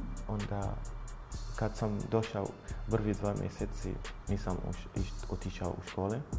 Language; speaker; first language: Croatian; early bilingual, other home language; Arabic